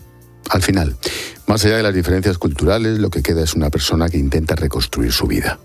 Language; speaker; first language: Spanish; native; Spanish